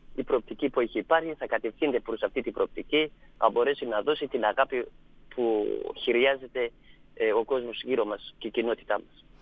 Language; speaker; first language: Greek; non-native, fluent; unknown